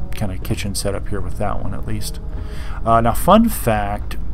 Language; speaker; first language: English; native; English